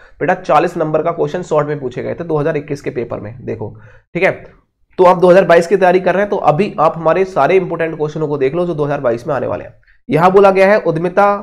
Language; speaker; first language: Hindi; native; Hindi